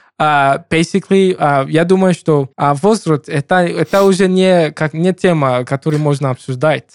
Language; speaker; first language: Russian; non-native, learner; English